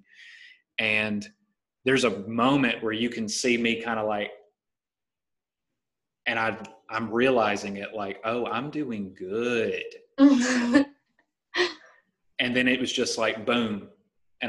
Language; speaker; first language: English; native; English